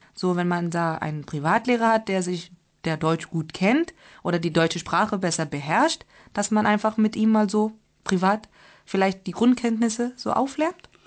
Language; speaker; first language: German; non-native, fluent; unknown